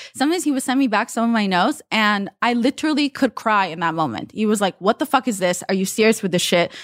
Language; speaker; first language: English; non-native, fluent; Hebrew